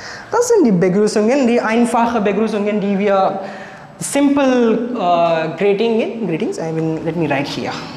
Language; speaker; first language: German; non-native, fluent; Marathi